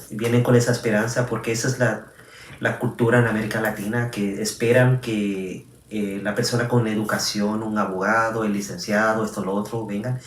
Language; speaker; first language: Spanish; early bilingual, heritage; Spanish